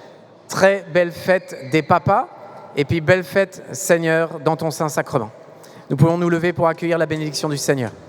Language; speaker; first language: French; native; French